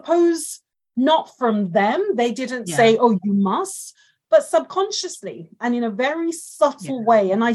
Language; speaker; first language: English; non-native, local second language; Yoruba